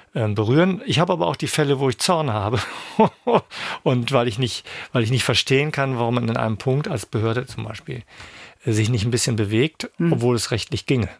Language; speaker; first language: German; native; German